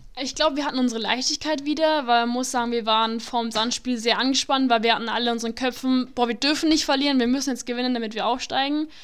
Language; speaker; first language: German; native; German